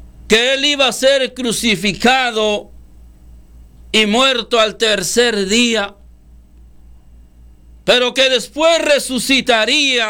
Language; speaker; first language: Spanish; native; Spanish